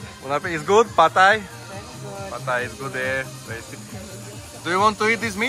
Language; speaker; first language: English; non-native, learner; Slovak